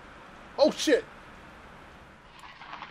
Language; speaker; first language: English; native; English